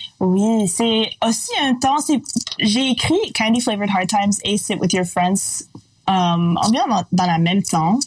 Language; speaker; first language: French; non-native, local second language; English